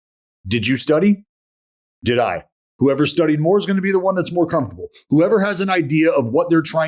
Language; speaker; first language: English; native; English